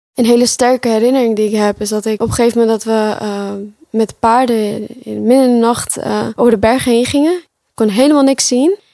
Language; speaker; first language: Dutch; early bilingual, other home language; Pashto